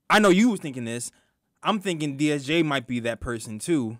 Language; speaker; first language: English; native; English